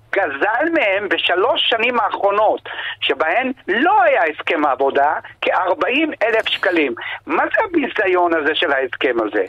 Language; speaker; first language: Hebrew; native; Hebrew